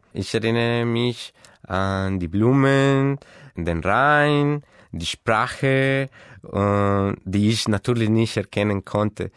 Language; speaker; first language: German; non-native, fluent; Spanish